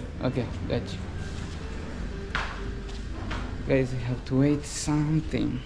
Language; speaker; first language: English; non-native, fluent; Rundi